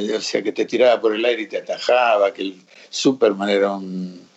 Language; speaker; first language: Spanish; native; Spanish